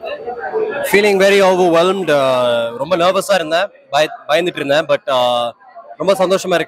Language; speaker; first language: Tamil; native; Tamil